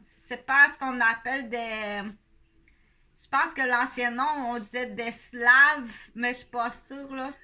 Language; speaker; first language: French; native; French